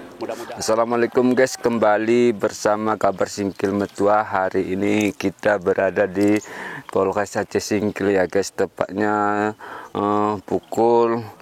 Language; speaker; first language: Indonesian; native; Indonesian